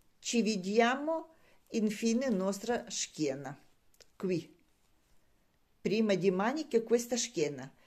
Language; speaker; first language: Italian; non-native, learner; Russian